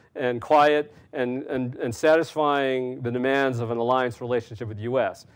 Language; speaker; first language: English; native; English